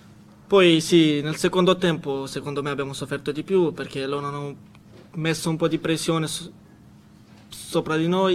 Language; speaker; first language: Italian; non-native, learner; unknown